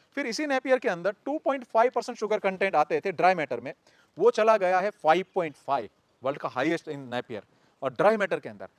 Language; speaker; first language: Hindi; non-native, local second language; Gujarati